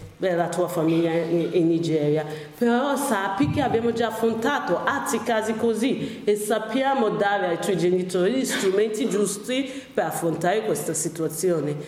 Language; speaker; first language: Italian; non-native, fluent; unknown